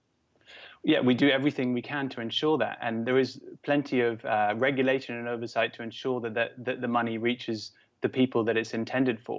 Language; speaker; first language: English; native; English